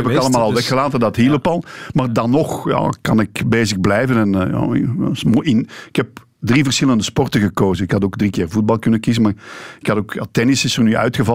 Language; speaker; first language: Dutch; native; Dutch